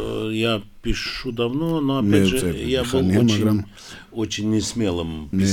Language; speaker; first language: Russian; non-native, fluent; Romanian